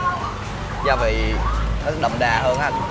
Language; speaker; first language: Vietnamese; native; Vietnamese